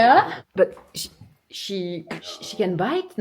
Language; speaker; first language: English; non-native, learner; French